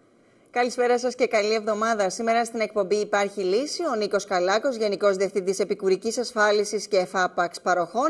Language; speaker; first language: Greek; native; Greek